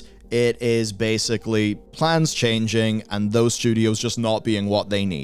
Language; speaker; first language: English; native; English